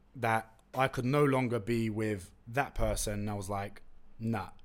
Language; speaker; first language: English; non-native, local second language; Turkish